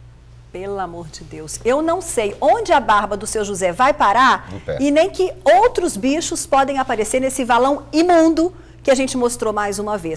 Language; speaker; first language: Portuguese; native; Portuguese